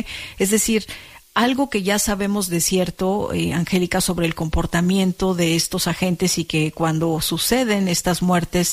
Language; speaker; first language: Spanish; native; Spanish